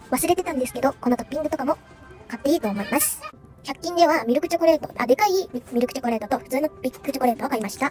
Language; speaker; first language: Japanese; early bilingual, other home language; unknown